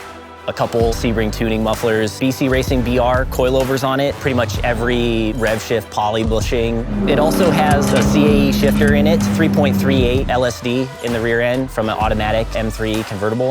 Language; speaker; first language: English; native; English